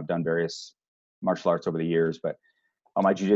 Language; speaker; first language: English; native; English